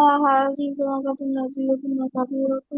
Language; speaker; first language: Arabic; non-native, learner; Bangla